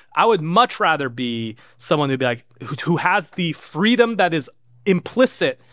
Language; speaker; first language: English; native; English